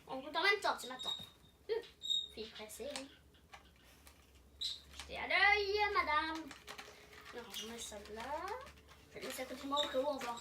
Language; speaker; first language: French; native; French